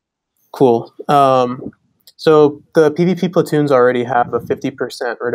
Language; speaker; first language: English; native; English